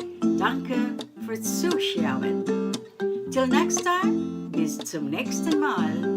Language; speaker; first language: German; non-native, fluent; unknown